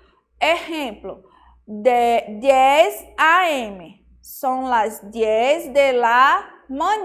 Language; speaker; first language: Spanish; non-native, fluent; Portuguese